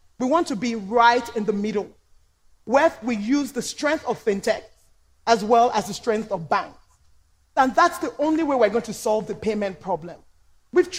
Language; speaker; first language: English; non-native, local second language; Yoruba